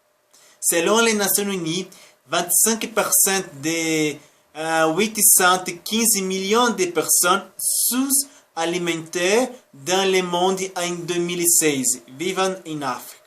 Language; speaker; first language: French; non-native, learner; Spanish